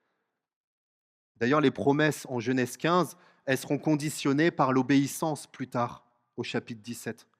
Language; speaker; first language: French; native; French